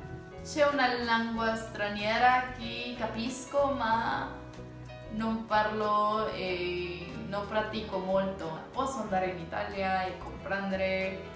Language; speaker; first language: Italian; non-native, learner; Spanish